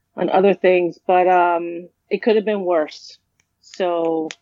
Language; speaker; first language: English; native; English